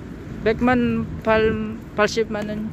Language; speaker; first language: Korean; non-native, learner; Filipino